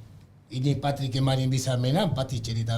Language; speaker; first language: Indonesian; non-native, learner; Spanish